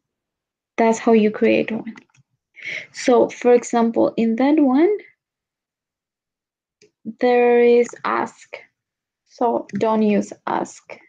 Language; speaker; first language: English; non-native, fluent; Spanish